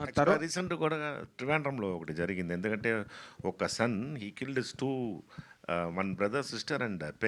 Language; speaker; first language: Telugu; non-native, fluent; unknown